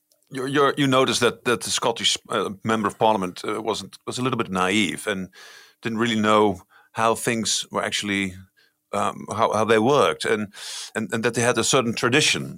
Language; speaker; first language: English; non-native, fluent; Dutch